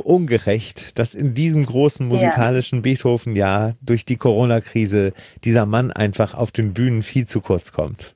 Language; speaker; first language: German; native; German